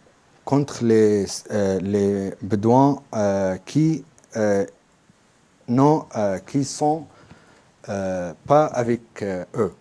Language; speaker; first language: French; non-native, learner; Arabic